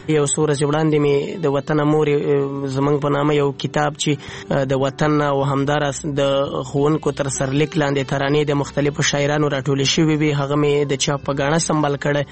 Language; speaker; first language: Pashto; non-native, local second language; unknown